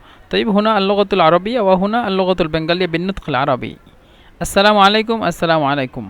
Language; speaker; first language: Arabic; non-native, fluent; Bangla